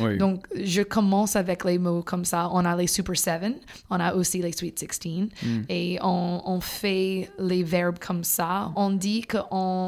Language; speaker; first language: French; non-native, fluent; English